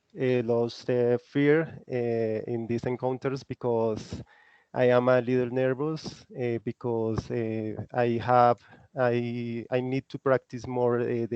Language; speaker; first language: English; non-native, learner; Spanish